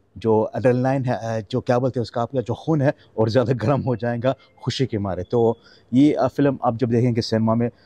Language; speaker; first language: Hindi; non-native, fluent; Arabic